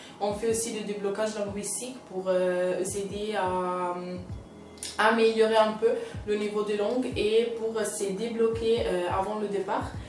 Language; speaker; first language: French; non-native, fluent; Italian